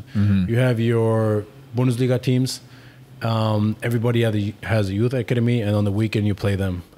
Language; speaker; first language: English; non-native, fluent; German